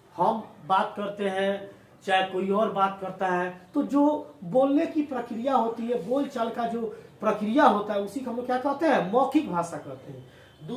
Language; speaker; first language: Hindi; native; Hindi